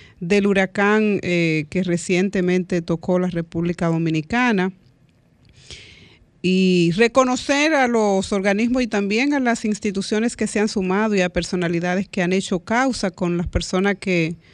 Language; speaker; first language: Spanish; native; Spanish